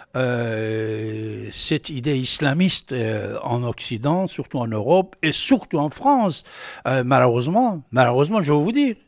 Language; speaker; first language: French; non-native, fluent; Persian